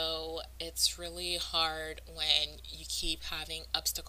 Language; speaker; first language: English; non-native, fluent; French